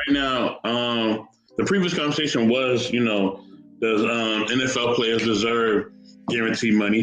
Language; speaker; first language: English; native; English